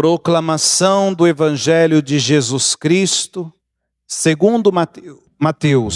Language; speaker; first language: Portuguese; native; Portuguese